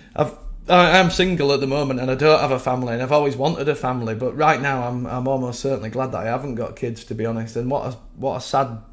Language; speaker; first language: English; native; English